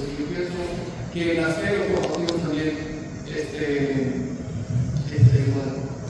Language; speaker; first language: Spanish; non-native, fluent; Hebrew